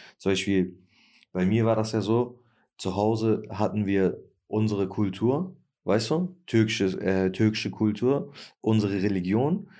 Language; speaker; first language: German; early bilingual, other home language; Turkish